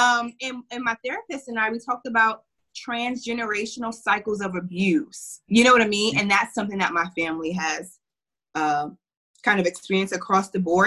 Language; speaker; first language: English; native; English